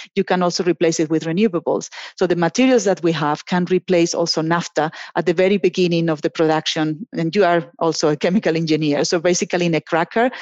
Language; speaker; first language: English; non-native, fluent; Spanish